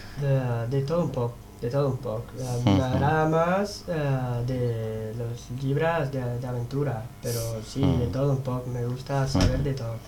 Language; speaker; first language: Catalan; non-native, learner; Spanish